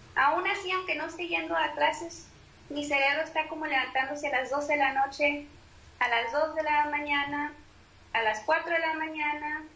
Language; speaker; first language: Spanish; native; Spanish